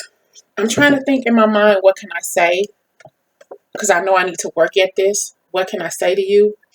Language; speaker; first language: English; native; English